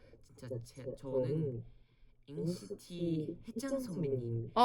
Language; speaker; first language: Korean; non-native, learner; Japanese